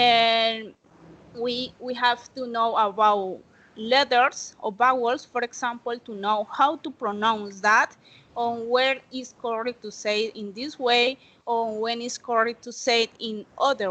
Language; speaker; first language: English; non-native, learner; Spanish